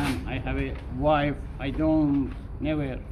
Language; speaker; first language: English; non-native, learner; Persian